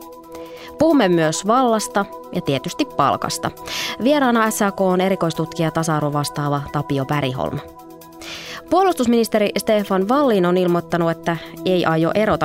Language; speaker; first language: Finnish; native; Finnish